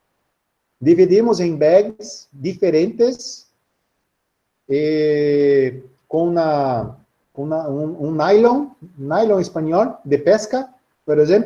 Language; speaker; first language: Spanish; non-native, learner; Portuguese